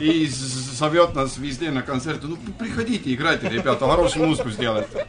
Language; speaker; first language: Russian; non-native, fluent; Estonian